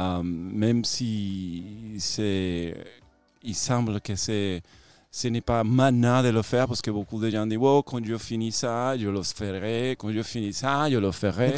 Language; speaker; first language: French; non-native, fluent; Spanish